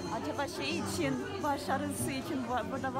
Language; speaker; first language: Turkish; non-native, learner; Russian